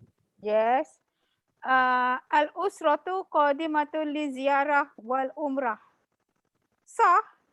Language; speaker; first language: Arabic; non-native, learner; Malay